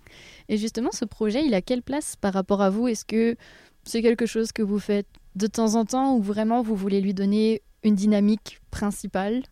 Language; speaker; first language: French; native; French